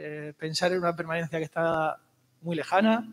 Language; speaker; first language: Spanish; native; Spanish